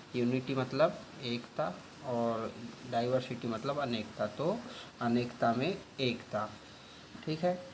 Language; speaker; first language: Hindi; native; Hindi